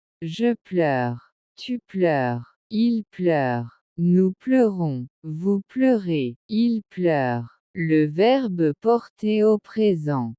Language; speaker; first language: French; non-native, local second language; Arabic